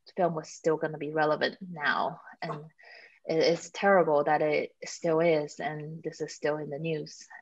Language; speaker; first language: English; native; English